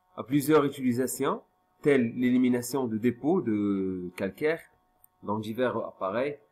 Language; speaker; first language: French; non-native, local second language; Arabic